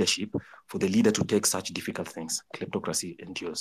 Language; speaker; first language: English; non-native, local second language; Luo (Kenya and Tanzania)